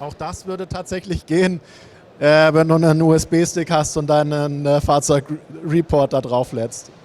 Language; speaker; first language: German; native; German